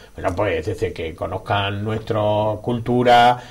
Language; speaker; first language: Spanish; native; Spanish